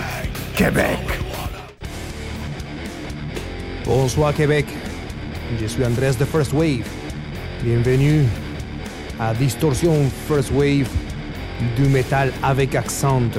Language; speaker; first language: French; non-native, fluent; Spanish